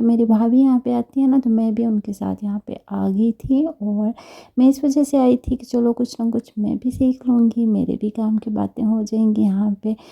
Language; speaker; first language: Urdu; native; Urdu